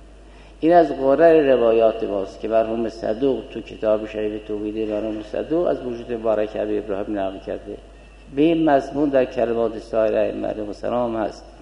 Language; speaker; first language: Persian; native; Persian